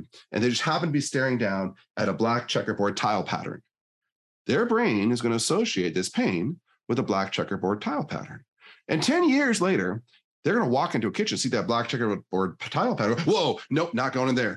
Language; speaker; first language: English; native; English